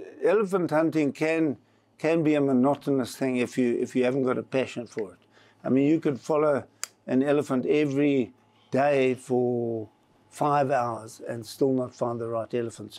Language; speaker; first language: English; native; English